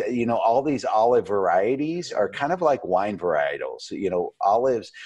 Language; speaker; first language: English; native; English